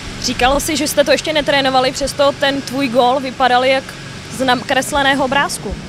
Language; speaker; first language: Czech; native; Czech